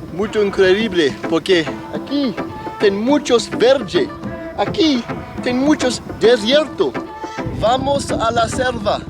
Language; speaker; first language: Spanish; non-native, learner; English